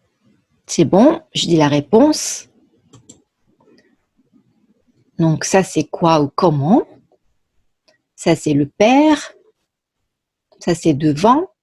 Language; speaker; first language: French; non-native, fluent; Japanese